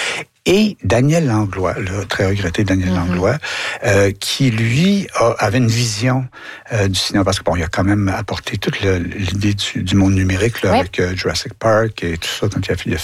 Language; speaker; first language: French; native; French